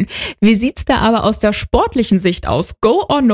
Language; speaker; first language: German; native; German